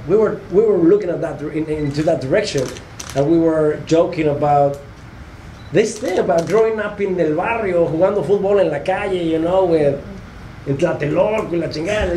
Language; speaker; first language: English; non-native, fluent; Spanish